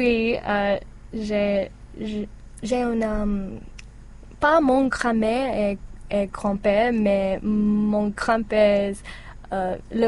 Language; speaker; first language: French; non-native, learner; English